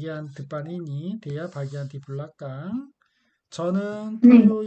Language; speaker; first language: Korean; native; Korean